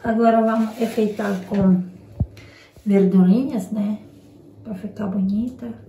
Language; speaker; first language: Portuguese; non-native, learner; Ukrainian